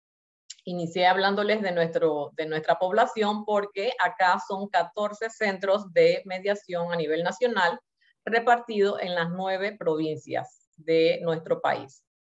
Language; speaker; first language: Spanish; native; Spanish